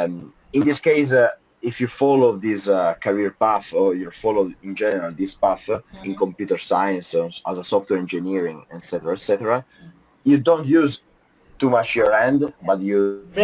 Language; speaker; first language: English; non-native, fluent; Italian